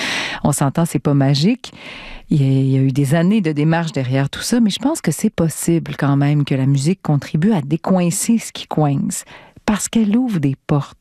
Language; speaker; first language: French; native; French